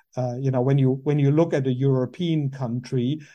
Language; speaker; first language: English; non-native, fluent; German